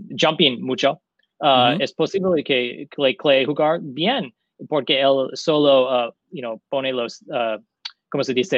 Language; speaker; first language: Spanish; non-native, learner; English